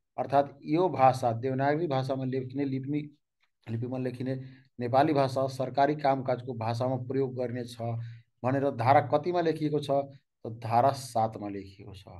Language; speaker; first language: Nepali; non-native, local second language; Maithili